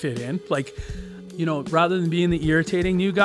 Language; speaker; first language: English; native; English